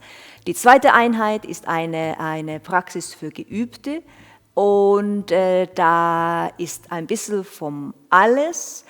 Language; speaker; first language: German; non-native, fluent; Finnish